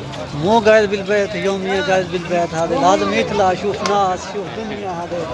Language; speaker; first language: Arabic; non-native, learner; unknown